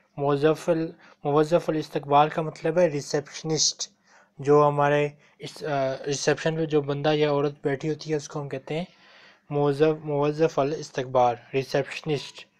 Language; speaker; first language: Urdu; non-native, local second language; Punjabi